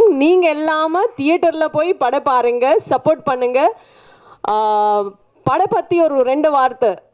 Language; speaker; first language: Tamil; non-native, local second language; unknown